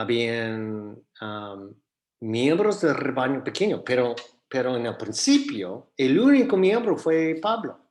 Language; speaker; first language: Spanish; non-native, fluent; English